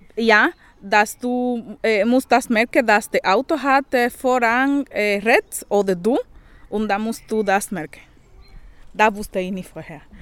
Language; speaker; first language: German; non-native, learner; Spanish